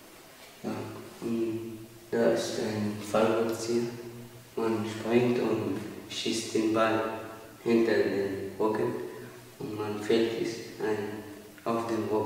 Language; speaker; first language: German; non-native, learner; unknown